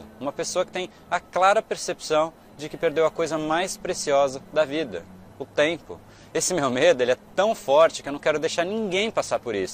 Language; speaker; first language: Portuguese; native; Portuguese